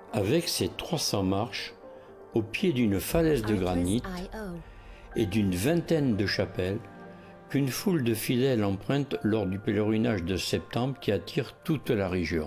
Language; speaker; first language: French; native; French